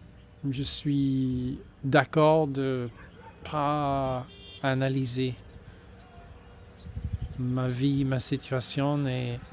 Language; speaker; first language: French; non-native, fluent; English